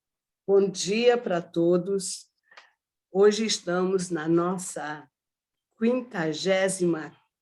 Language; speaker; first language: Portuguese; early bilingual, other home language; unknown